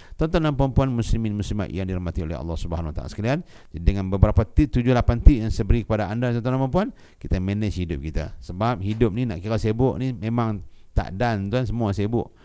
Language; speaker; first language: Malay; native; Malay